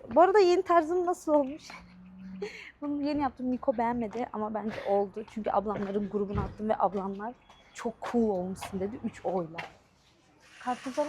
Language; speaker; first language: Turkish; native; Turkish